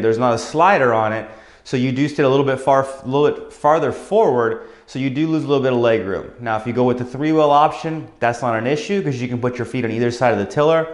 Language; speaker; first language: English; native; English